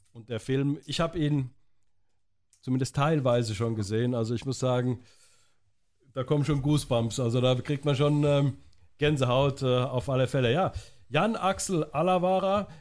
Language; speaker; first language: German; native; German